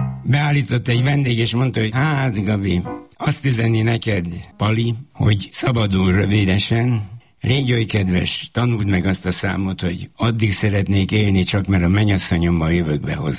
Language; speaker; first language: Hungarian; native; Hungarian